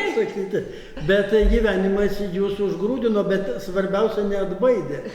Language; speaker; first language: Lithuanian; native; Lithuanian